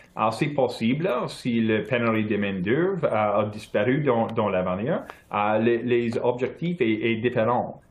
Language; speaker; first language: French; non-native, local second language; English